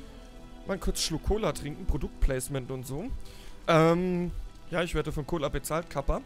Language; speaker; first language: German; native; German